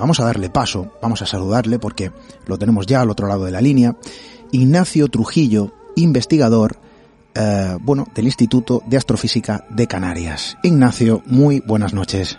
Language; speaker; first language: Spanish; native; Spanish